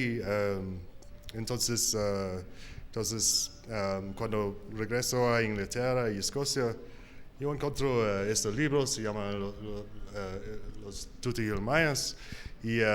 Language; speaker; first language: Spanish; non-native, learner; English